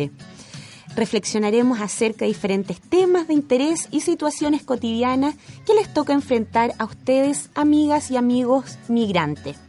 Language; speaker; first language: Spanish; native; Spanish